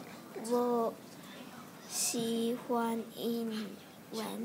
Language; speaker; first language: Chinese; non-native, learner; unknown